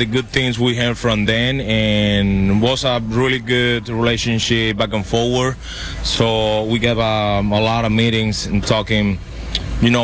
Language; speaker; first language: English; non-native, fluent; Spanish